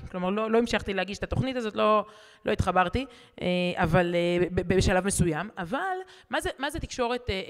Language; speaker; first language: Hebrew; native; Hebrew